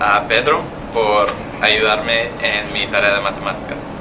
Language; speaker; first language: Spanish; non-native, learner; English